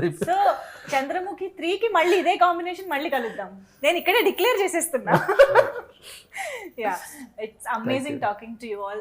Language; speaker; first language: Telugu; native; Telugu